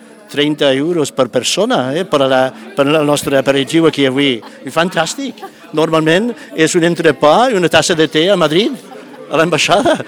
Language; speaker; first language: Catalan; non-native, fluent; English